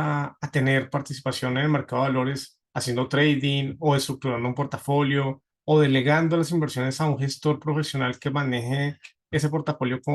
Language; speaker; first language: Spanish; native; Spanish